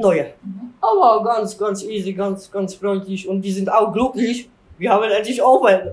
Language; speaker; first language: German; non-native, learner; Polish